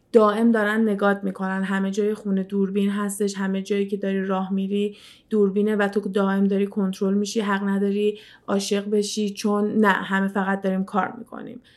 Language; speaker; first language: Persian; native; Persian